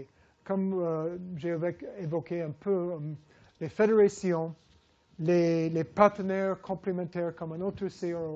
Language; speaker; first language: French; non-native, fluent; English